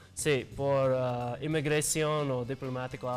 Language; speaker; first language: Spanish; non-native, learner; English